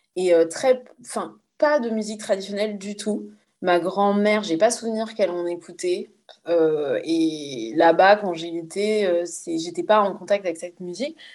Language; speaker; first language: French; native; French